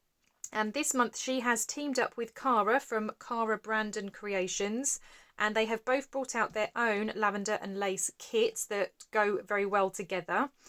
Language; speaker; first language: English; native; English